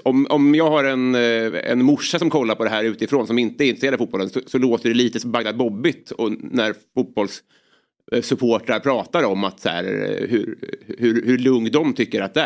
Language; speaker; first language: Swedish; native; Swedish